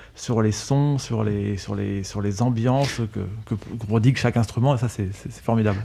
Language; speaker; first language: French; native; French